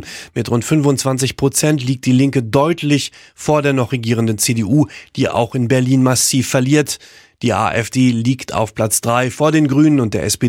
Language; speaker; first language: German; native; German